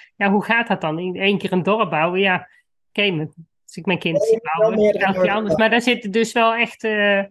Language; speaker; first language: Dutch; native; Dutch